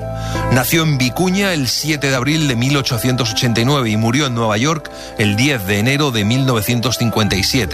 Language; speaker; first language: Spanish; native; Spanish